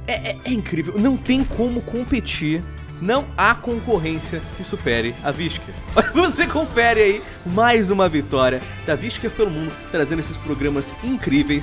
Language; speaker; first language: Portuguese; native; Portuguese